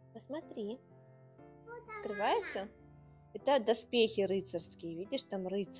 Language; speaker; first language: Russian; native; Russian